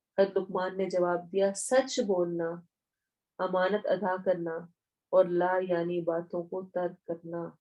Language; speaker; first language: Urdu; native; Urdu